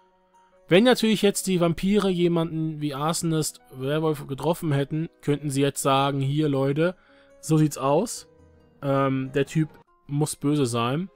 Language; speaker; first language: German; native; German